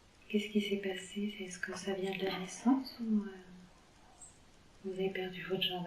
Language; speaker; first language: French; native; French